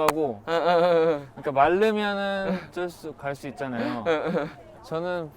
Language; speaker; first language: Korean; native; Korean